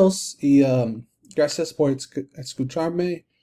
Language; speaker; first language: Spanish; non-native, learner; English